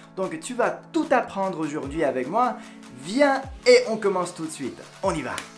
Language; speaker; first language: French; non-native, fluent; English